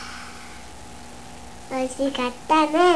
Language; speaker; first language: Japanese; native; Japanese